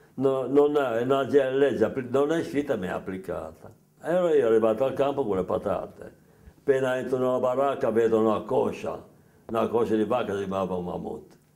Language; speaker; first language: Italian; native; Italian